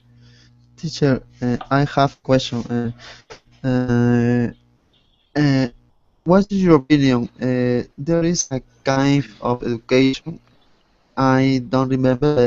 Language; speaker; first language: English; non-native, learner; Spanish